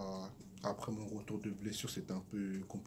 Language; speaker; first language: French; native; French